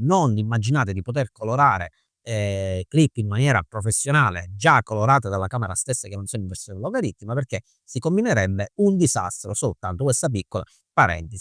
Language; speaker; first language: Italian; native; Italian